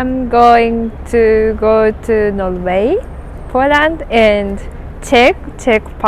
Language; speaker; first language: English; non-native, learner; Japanese